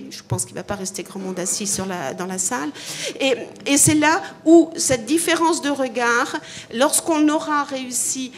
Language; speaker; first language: French; native; French